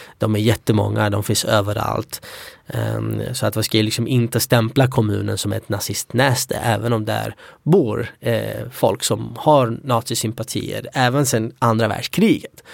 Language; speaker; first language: Swedish; early bilingual, other home language; Kurdish